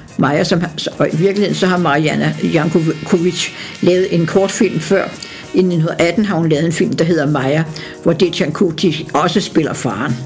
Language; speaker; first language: Danish; native; Danish